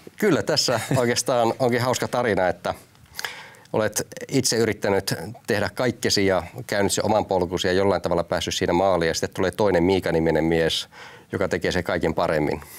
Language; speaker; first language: Finnish; native; Finnish